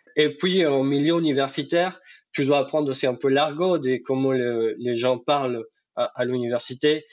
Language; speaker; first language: French; non-native, fluent; Spanish